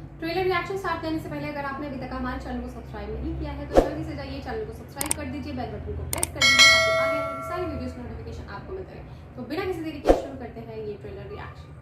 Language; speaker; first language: Hindi; native; Hindi